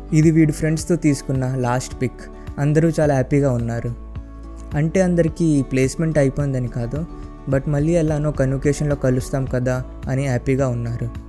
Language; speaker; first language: Telugu; early bilingual, heritage; Telugu